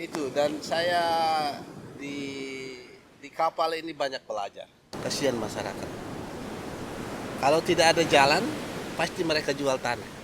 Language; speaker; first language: Indonesian; non-native, local second language; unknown